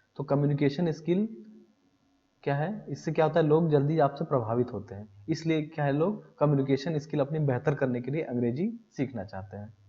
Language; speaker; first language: Hindi; native; Hindi